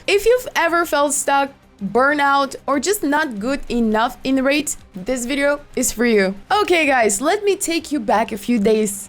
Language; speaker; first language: English; non-native, fluent; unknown